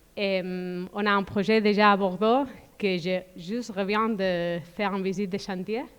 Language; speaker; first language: French; non-native, fluent; Spanish